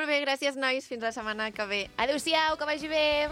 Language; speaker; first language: Catalan; native; Catalan